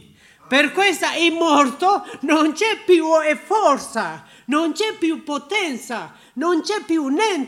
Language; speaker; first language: Italian; non-native, learner; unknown